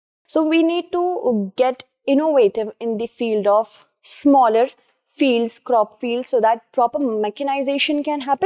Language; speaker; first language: English; non-native, local second language; Hindi